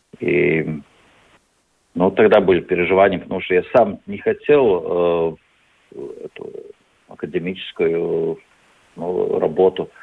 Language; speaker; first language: Russian; non-native, local second language; Latvian